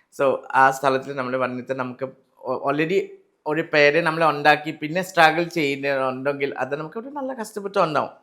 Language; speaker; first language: Malayalam; non-native, learner; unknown